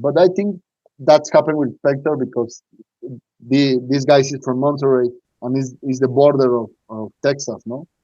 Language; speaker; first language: English; non-native, learner; Spanish